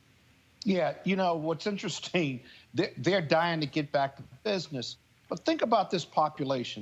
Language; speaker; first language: English; native; English